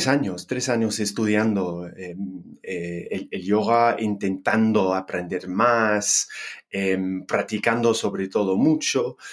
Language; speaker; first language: Spanish; non-native, fluent; English